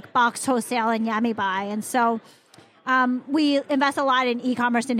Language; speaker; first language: English; non-native, local second language; Cantonese